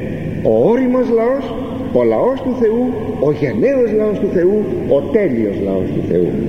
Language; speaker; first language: Greek; native; Greek